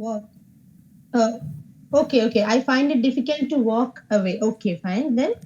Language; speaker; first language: English; non-native, fluent; Tamil